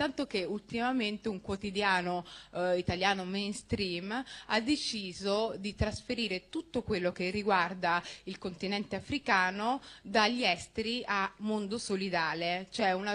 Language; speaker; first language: Italian; early bilingual, other home language; Somali